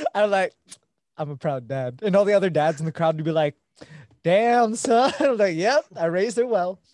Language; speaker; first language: English; early bilingual, other home language; Filipino